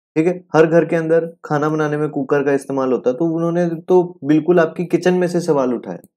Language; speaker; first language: Hindi; native; Hindi